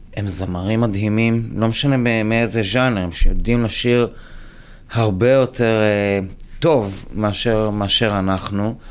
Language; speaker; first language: Hebrew; native; Hebrew